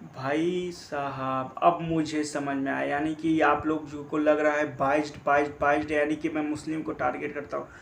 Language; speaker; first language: Hindi; native; Hindi